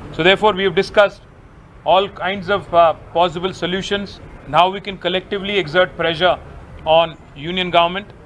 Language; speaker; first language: English; non-native, local second language; Telugu